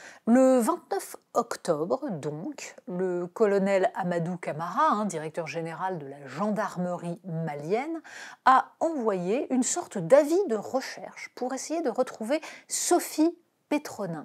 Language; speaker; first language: French; native; French